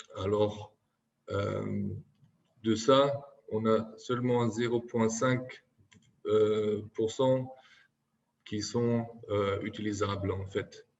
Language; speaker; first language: French; non-native, fluent; German